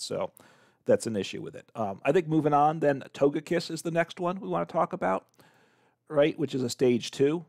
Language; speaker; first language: English; native; English